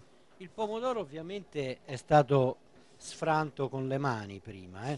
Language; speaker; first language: Italian; native; Italian